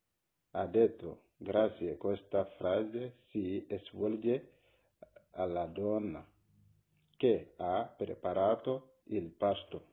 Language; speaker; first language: Italian; non-native, learner; Bambara